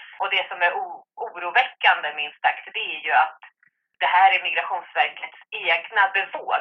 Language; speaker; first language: Swedish; native; Swedish